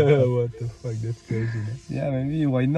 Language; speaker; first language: English; non-native, learner; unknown